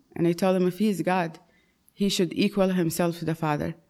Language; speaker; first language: English; non-native, fluent; Arabic